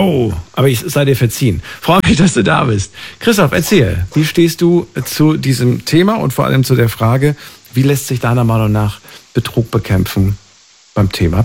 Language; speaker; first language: German; native; German